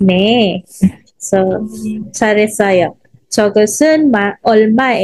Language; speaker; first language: Korean; non-native, fluent; Filipino